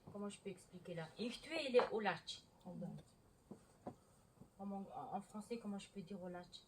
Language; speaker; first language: French; non-native, learner; Mongolian